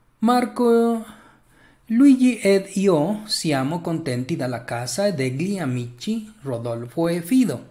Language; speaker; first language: Italian; non-native, learner; Spanish